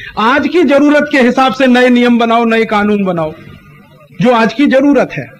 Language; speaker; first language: Hindi; native; Hindi